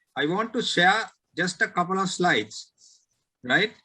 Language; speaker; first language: English; non-native, local second language; Sinhala